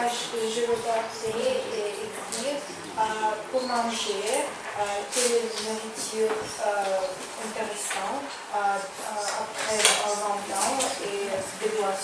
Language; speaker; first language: French; non-native, learner; Ukrainian